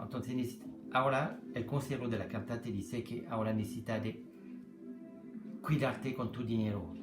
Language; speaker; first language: Spanish; non-native, learner; French